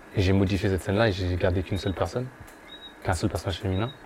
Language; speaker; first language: French; native; French